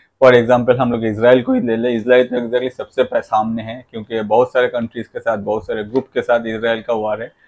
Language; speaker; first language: Hindi; non-native, local second language; Bangla